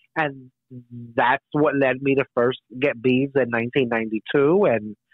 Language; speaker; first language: English; native; English